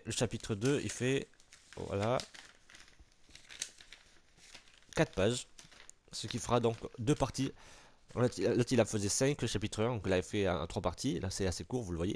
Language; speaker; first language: French; native; French